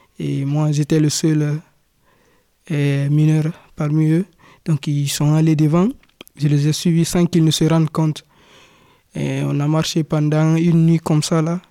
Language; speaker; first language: French; non-native, local second language; Fula